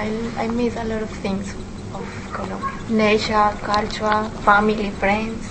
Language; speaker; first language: English; non-native, learner; Spanish